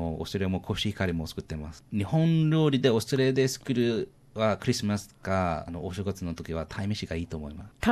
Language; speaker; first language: Japanese; non-native, learner; English